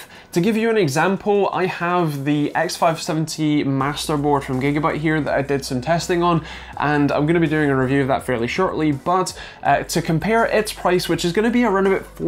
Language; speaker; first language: English; native; English